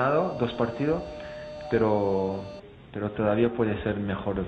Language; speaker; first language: Spanish; non-native, fluent; French